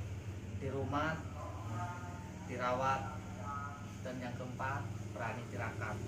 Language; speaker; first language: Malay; non-native, local second language; Javanese